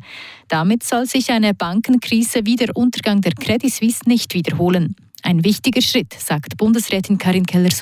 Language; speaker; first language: German; native; German